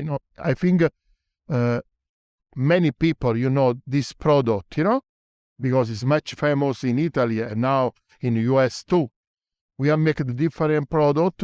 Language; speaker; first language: English; non-native, learner; Italian